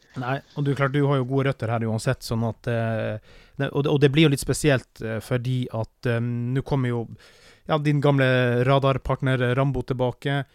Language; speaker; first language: Norwegian; native; Norwegian